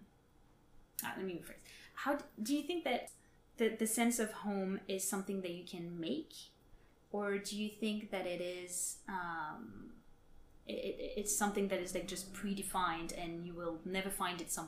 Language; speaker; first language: English; non-native, fluent; French